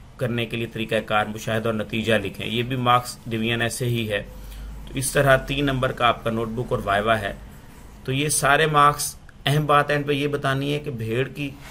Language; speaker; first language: Urdu; non-native, local second language; Punjabi